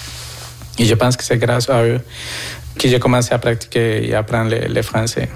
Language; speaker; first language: French; non-native, fluent; Spanish